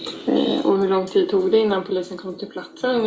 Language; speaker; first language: Swedish; native; Swedish